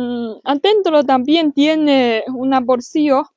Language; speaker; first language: Spanish; non-native, learner; Chinese